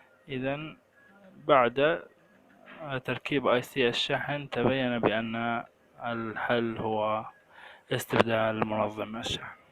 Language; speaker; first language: Arabic; native; Arabic